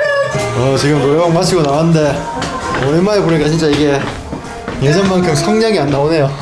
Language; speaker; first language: Korean; native; Korean